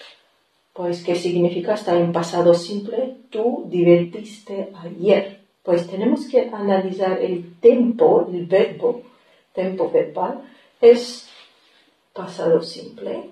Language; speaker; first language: Spanish; non-native, fluent; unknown